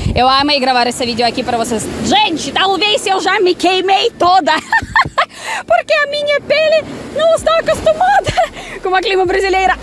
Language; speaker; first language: Portuguese; non-native, fluent; Russian